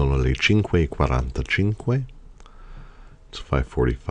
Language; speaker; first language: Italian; non-native, fluent; English